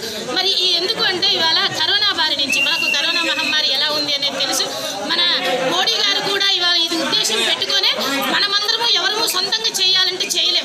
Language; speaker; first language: Telugu; native; Telugu